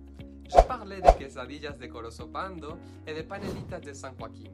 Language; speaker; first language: French; non-native, learner; Spanish